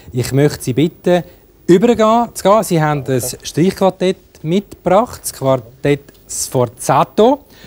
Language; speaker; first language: German; native; German